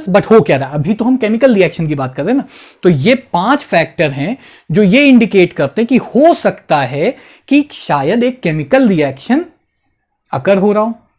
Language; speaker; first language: Hindi; native; Hindi